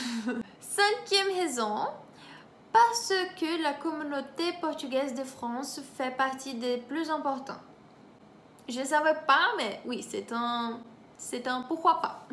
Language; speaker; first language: French; non-native, fluent; Portuguese